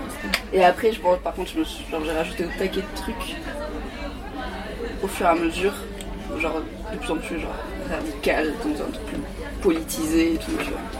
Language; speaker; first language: French; native; French